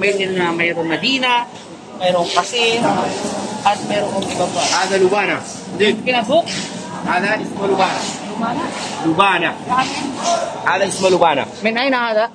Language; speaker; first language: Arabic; non-native, learner; Filipino